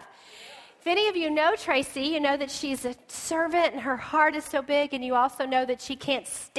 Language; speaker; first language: English; native; English